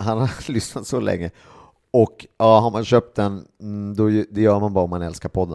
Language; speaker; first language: Swedish; native; Swedish